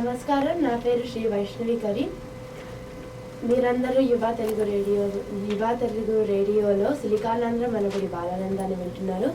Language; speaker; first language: Telugu; early bilingual, heritage; Telugu